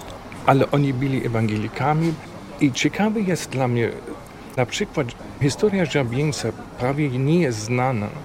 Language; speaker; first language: Polish; non-native, fluent; German